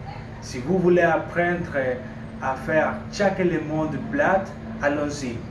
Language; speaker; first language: French; non-native, learner; Spanish